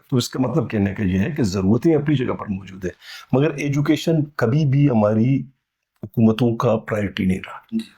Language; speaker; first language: Urdu; non-native, local second language; Baluchi